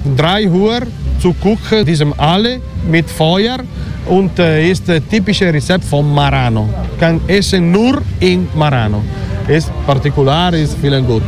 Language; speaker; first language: German; non-native, learner; Italian